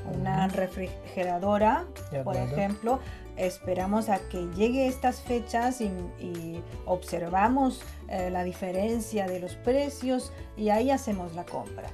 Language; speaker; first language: Spanish; non-native, fluent; Chinese